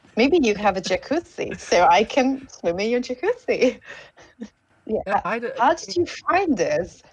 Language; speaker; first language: English; non-native, fluent; Hungarian